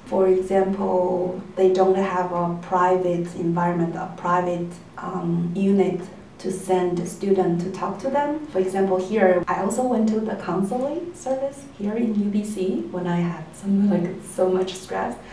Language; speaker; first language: English; non-native, fluent; Chinese